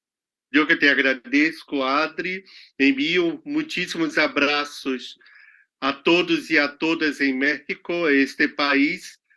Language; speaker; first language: Spanish; non-native, learner; Portuguese